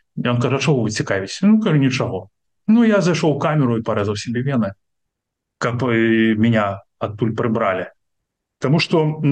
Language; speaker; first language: Belarusian; non-native, local second language; Russian